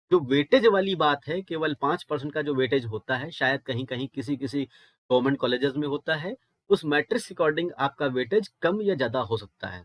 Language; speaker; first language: Hindi; native; Hindi